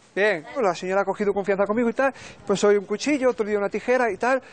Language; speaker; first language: Spanish; native; Spanish